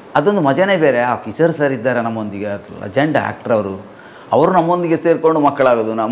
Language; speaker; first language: Kannada; non-native, local second language; Malayalam